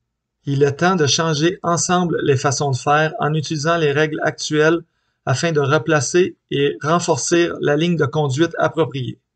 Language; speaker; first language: French; native; French